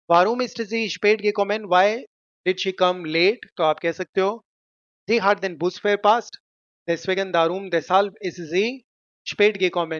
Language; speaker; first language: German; non-native, fluent; Hindi